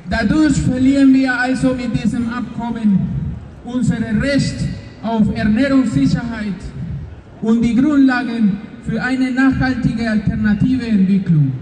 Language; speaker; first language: German; non-native, fluent; Spanish